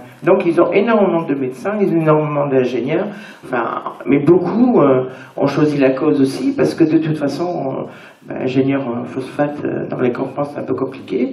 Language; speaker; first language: French; native; French